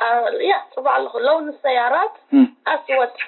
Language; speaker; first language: Arabic; non-native, learner; Tigrinya